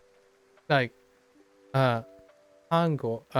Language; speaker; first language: Chinese; non-native, learner; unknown